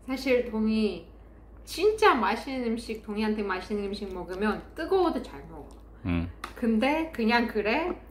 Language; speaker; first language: Korean; non-native, fluent; Russian